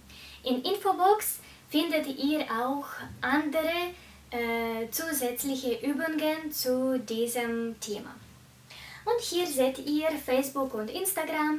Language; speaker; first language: German; non-native, fluent; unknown